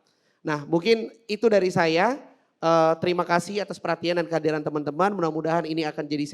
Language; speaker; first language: Indonesian; native; Indonesian